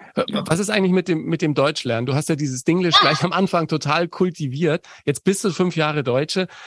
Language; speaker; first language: German; native; German